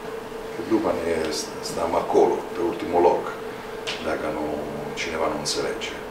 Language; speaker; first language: Romanian; non-native, fluent; Italian